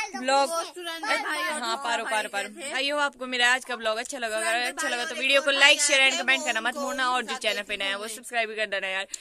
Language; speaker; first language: Hindi; non-native, local second language; Pahari-Potwari